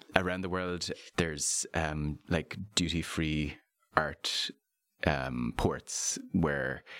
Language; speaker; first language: English; native; English